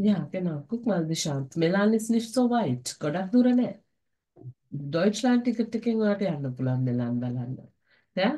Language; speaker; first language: German; non-native, fluent; Sinhala